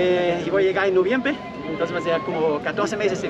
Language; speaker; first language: Spanish; non-native, fluent; German